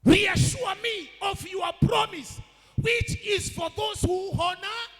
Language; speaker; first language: English; non-native, local second language; Swahili